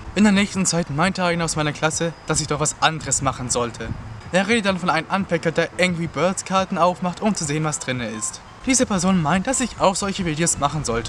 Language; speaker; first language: German; native; German